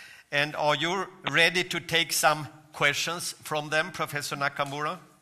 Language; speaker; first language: English; non-native, fluent; Swedish